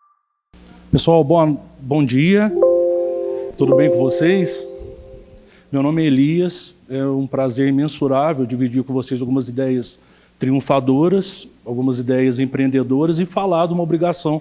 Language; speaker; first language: Portuguese; native; Portuguese